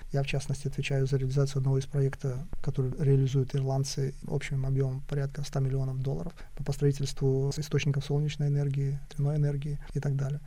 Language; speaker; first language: Russian; native; Russian